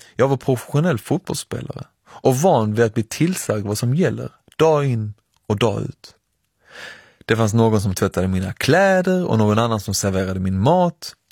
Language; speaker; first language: Swedish; early bilingual, other home language; Persian